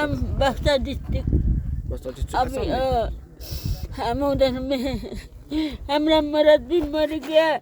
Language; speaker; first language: Hindi; non-native, local second language; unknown